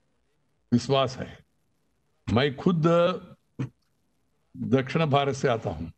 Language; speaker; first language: Hindi; non-native, local second language; Telugu